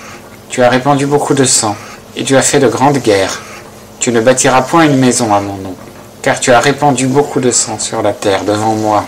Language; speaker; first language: French; native; French